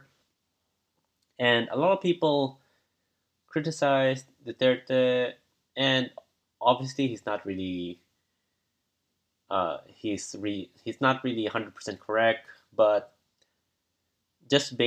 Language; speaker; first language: English; non-native, local second language; Cebuano